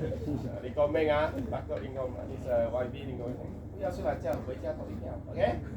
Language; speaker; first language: Chinese; native; Chinese